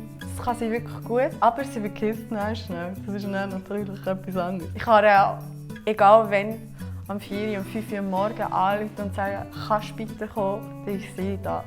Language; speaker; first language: German; early bilingual, other home language; Turkish